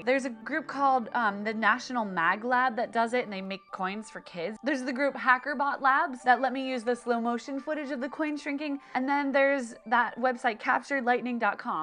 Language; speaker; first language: English; native; English